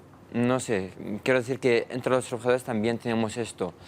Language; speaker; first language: Spanish; non-native, learner; Arabic